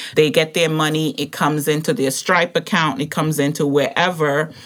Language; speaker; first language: English; native; English